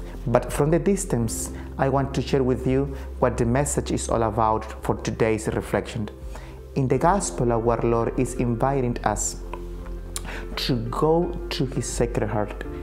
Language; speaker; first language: English; non-native, fluent; Spanish